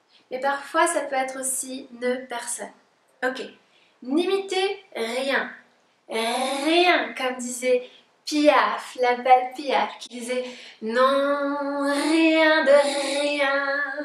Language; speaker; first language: French; native; French